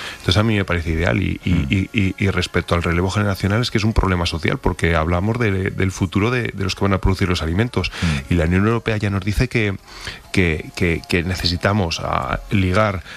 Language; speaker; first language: Spanish; native; Spanish